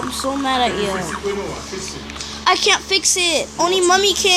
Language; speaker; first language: English; native; English